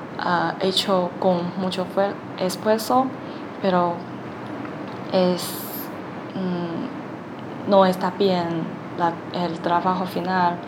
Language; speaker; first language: Spanish; non-native, learner; Chinese